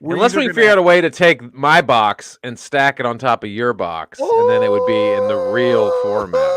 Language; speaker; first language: English; native; English